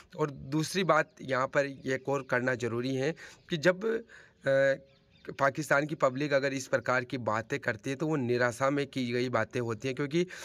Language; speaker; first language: Hindi; native; Hindi